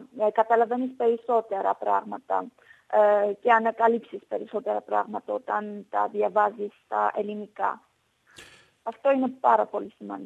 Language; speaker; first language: Greek; non-native, fluent; Armenian